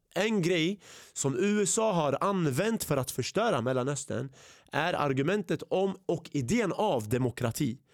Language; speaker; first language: Swedish; early bilingual, other home language; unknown